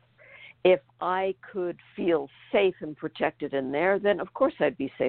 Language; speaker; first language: English; native; English